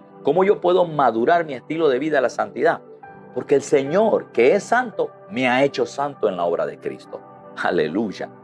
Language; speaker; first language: Spanish; native; Spanish